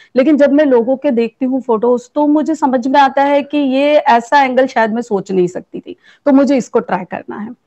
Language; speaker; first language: Hindi; native; Hindi